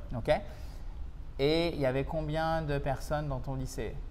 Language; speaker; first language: French; native; French